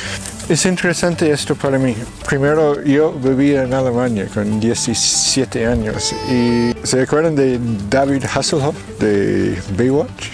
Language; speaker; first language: Spanish; non-native, fluent; English